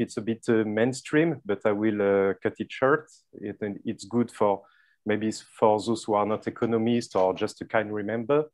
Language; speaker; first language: English; non-native, fluent; French